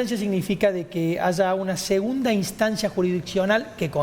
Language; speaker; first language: Spanish; native; Spanish